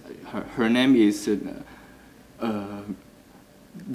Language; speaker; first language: English; non-native, learner; Chinese